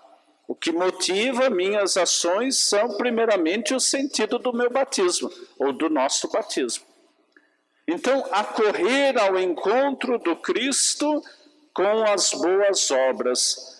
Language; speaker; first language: Portuguese; native; Portuguese